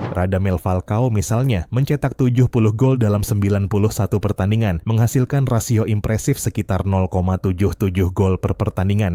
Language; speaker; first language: Indonesian; native; Indonesian